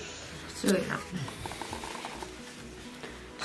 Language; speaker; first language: Japanese; non-native, learner; Vietnamese